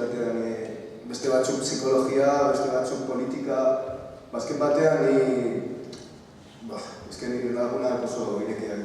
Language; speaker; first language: Basque; non-native, local second language; Spanish